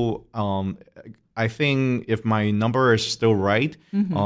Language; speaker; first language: English; non-native, local second language; Cantonese